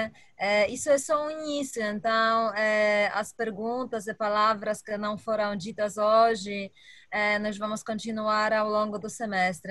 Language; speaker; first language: Portuguese; non-native, fluent; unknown